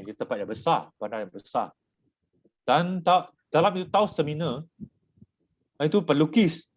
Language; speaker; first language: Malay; non-native, local second language; Chinese